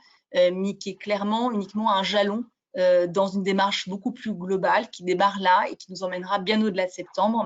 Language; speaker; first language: French; native; French